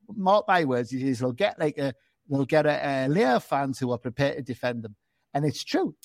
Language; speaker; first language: English; native; English